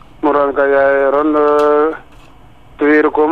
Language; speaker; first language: Dutch; non-native, learner; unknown